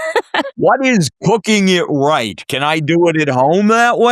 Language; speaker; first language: English; native; English